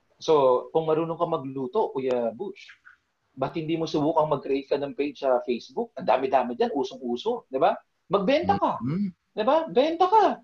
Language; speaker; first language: Filipino; native; Filipino